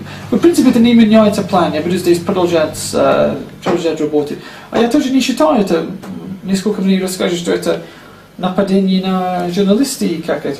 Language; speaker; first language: Russian; non-native, learner; English